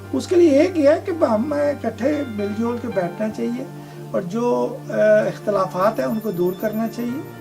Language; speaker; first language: Urdu; non-native, local second language; Punjabi